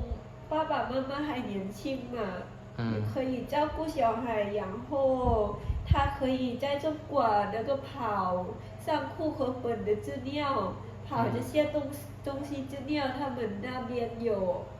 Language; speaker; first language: Chinese; non-native, learner; Lao